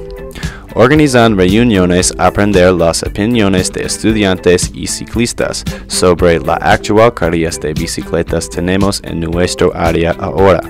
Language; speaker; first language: Spanish; non-native, learner; English